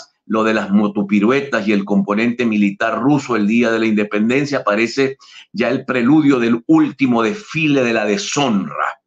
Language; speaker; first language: Spanish; native; Spanish